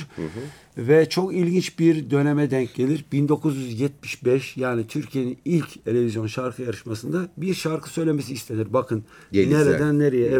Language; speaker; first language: Turkish; native; Turkish